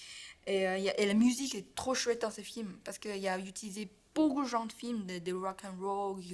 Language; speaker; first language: French; non-native, learner; Chinese